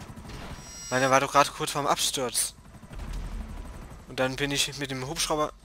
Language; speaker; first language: German; native; German